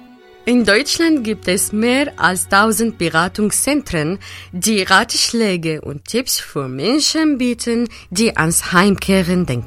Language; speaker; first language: German; non-native, fluent; Arabic